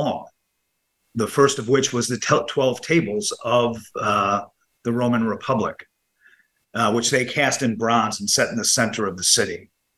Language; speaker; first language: English; native; English